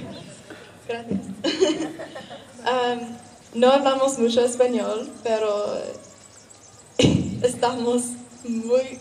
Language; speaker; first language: Spanish; non-native, learner; English